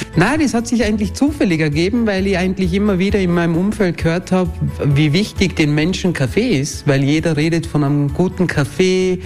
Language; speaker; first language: German; native; German